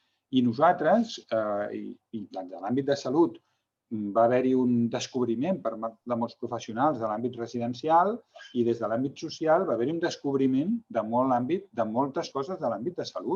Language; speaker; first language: Catalan; native; Catalan